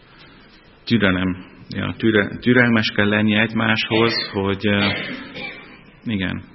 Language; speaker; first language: Hungarian; non-native, fluent; German